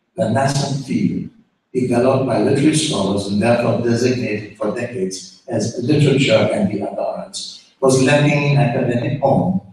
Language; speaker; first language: English; non-native, fluent; German